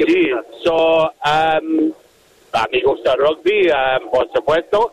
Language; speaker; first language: Spanish; non-native, learner; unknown